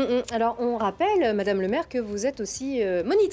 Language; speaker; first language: French; native; French